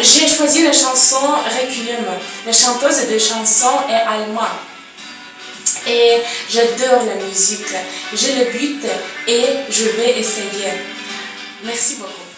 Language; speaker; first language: French; non-native, learner; Kazakh